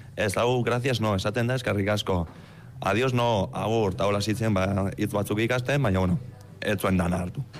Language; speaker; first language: Basque; early bilingual, other home language; Romanian